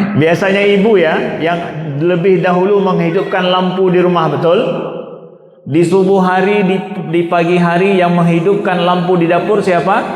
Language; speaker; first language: Malay; non-native, local second language; Achinese